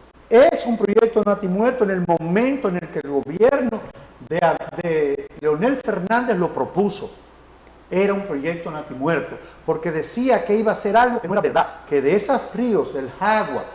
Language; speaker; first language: Spanish; native; Spanish